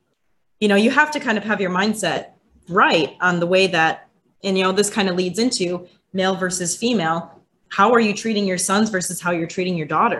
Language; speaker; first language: English; native; English